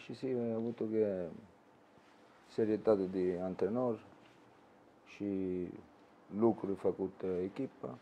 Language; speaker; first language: Romanian; non-native, learner; Italian